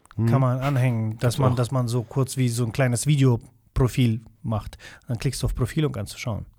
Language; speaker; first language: German; non-native, fluent; Russian